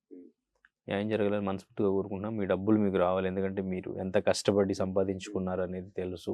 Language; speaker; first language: Telugu; native; Telugu